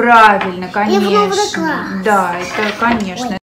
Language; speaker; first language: Russian; native; Russian